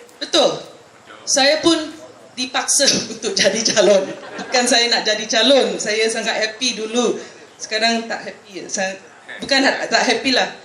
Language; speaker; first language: Malay; non-native, local second language; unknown